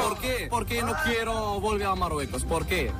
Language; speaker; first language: Spanish; non-native, learner; Arabic